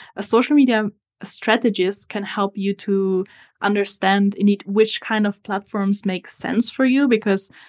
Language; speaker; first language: English; non-native, fluent; Italian